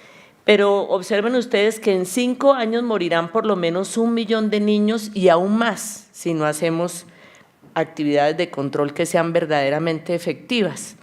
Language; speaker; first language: Spanish; native; Spanish